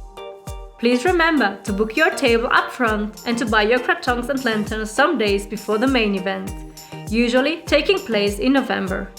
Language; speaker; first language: English; non-native, fluent; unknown